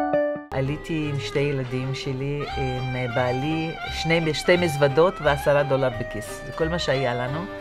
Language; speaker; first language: Hebrew; non-native, fluent; Russian